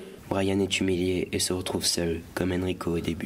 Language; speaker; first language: French; native; French